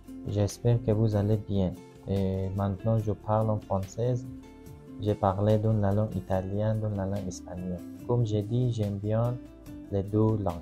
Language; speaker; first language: French; non-native, learner; Persian